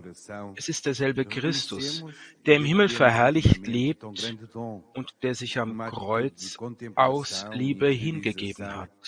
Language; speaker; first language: German; native; German